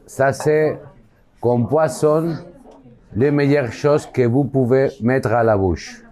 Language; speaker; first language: French; non-native, learner; Basque